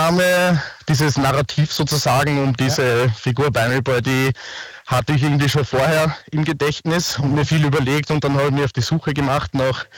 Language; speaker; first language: German; native; German